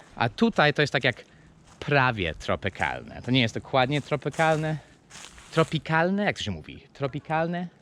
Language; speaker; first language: Polish; non-native, fluent; English